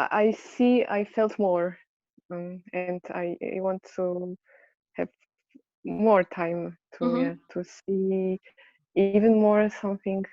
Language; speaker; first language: English; non-native, learner; Polish